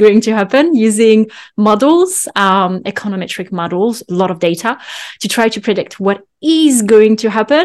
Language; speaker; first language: English; non-native, fluent; French